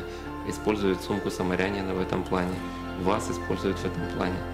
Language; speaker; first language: Russian; native; Russian